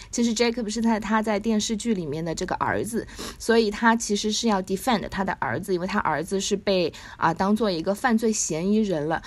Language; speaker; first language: Chinese; native; Chinese